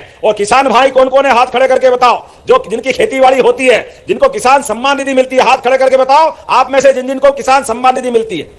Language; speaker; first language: Hindi; native; Hindi